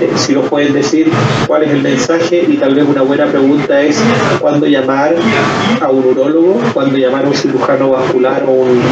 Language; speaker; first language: Spanish; native; Spanish